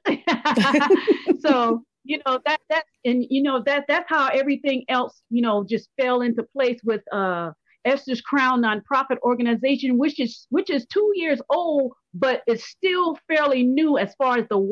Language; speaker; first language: English; native; English